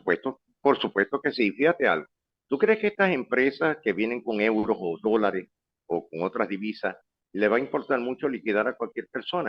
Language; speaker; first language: Spanish; native; Spanish